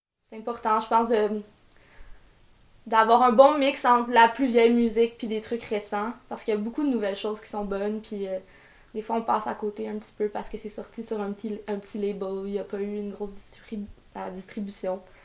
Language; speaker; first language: French; native; French